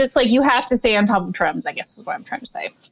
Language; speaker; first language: English; native; English